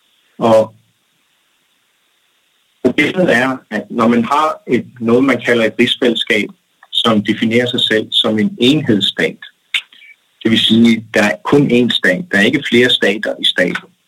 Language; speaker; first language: Danish; non-native, local second language; Kalaallisut